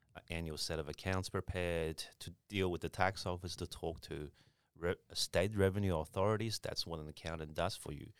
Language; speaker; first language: English; early bilingual, other home language; Chinese